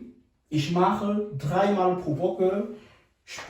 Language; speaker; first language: German; non-native, fluent; French